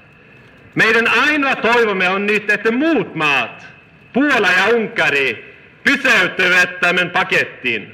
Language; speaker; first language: Finnish; non-native, fluent; Swedish